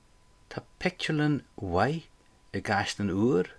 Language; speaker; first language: Irish; non-native, local second language; English